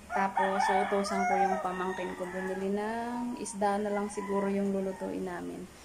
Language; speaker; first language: Filipino; non-native, local second language; Cebuano